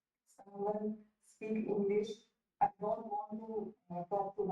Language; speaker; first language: English; non-native, learner; Hindi